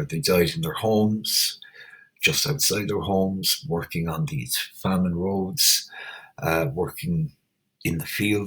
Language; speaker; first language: English; native; English